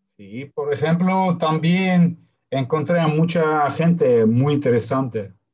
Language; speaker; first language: Spanish; non-native, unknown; Russian